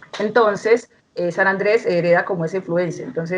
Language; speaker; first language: Spanish; native; Spanish